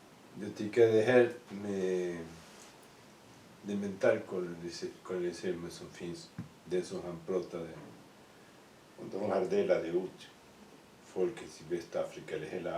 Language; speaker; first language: Swedish; non-native, learner; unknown